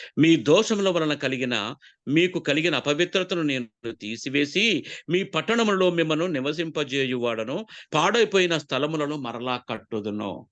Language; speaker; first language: Telugu; non-native, local second language; Koya